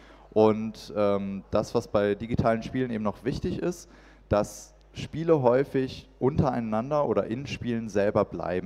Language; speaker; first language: German; native; German